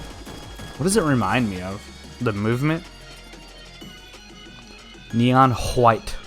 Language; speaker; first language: English; native; English